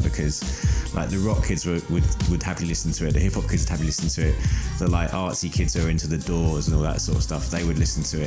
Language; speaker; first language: English; native; English